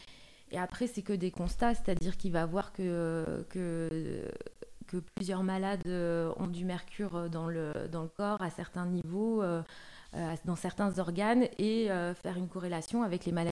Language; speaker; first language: French; native; French